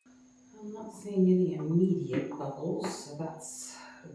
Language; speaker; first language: English; native; English